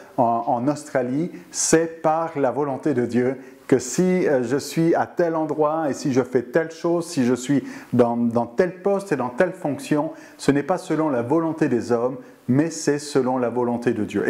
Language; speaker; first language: French; native; French